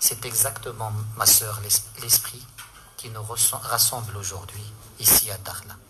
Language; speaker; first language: French; non-native, local second language; Arabic